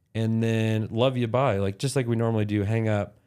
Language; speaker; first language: English; native; English